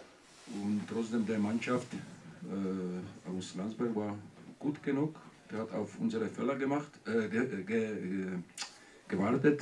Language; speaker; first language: German; non-native, learner; Czech